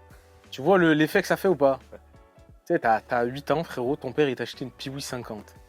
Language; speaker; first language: French; native; French